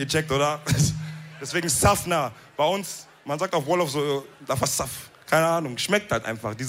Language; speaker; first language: German; early bilingual, other home language; Wolof